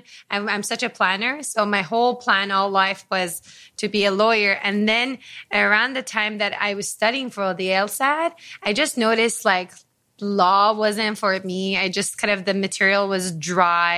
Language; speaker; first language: English; non-native, fluent; Persian